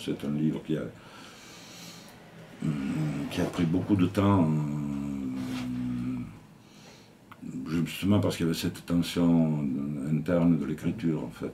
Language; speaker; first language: French; native; French